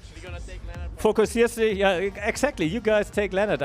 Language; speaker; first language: German; native; German